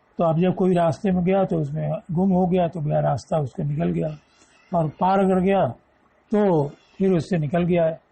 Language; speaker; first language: Urdu; native; Urdu